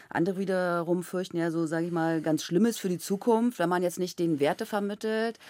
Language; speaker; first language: German; native; German